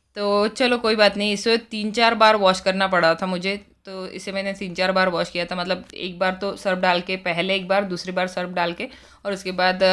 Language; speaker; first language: Hindi; native; Hindi